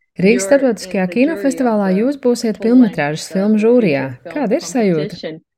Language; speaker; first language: Latvian; native; Latvian